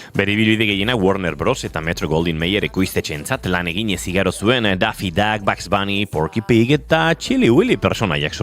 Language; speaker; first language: Basque; native; Basque